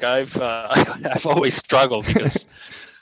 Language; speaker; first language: English; non-native, fluent; Spanish